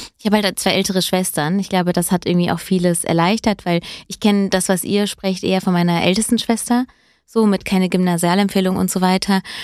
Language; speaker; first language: German; early bilingual, other home language; Italian